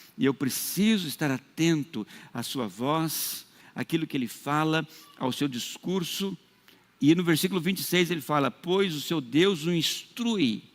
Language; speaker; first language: Portuguese; native; Portuguese